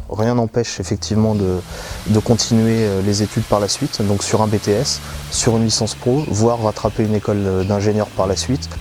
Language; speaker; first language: French; native; French